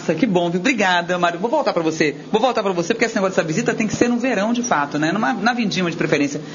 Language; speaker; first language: Portuguese; native; Portuguese